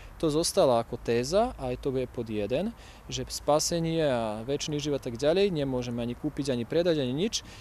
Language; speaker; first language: Slovak; native; Slovak